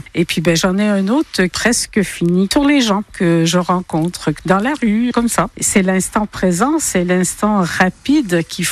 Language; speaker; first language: French; native; French